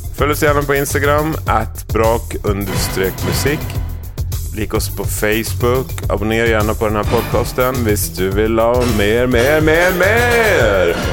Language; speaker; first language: Norwegian; native; Norwegian